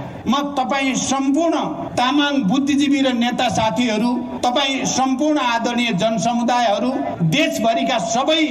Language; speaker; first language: Nepali; native; Nepali